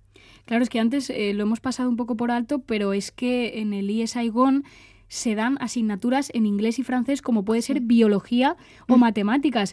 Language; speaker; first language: Spanish; native; Spanish